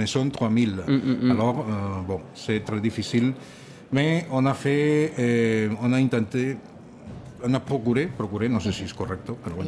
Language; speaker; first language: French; non-native, learner; Catalan